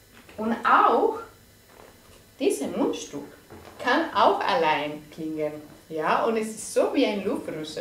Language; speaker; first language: German; non-native, fluent; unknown